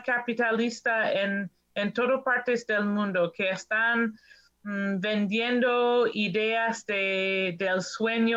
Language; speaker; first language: Spanish; non-native, fluent; English